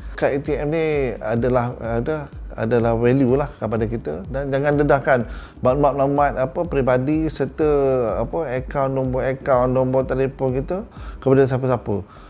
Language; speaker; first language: Malay; native; Malay